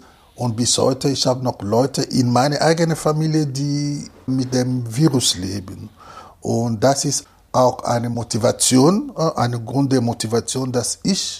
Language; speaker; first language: German; non-native, fluent; Lingala